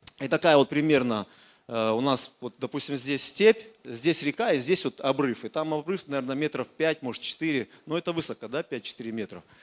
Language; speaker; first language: Russian; native; Russian